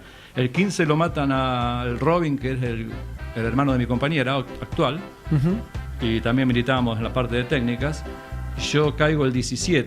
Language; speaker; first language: Spanish; native; Spanish